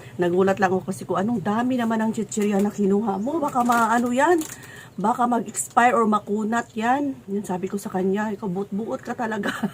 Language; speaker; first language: Filipino; native; Filipino